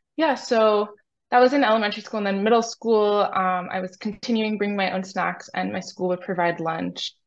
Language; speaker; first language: English; native; English